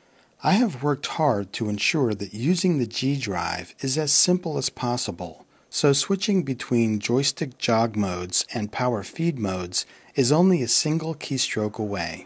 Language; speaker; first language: English; native; English